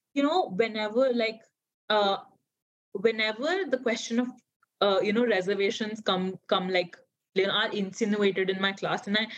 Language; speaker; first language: English; non-native, local second language; Hindi